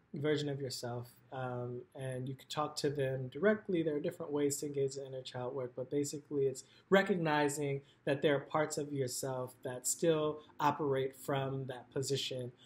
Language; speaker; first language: English; native; English